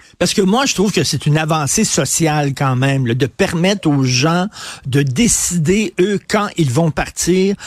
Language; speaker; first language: French; native; French